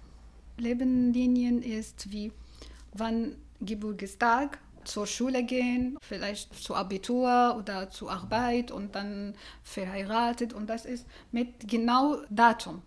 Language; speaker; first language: German; non-native, learner; Arabic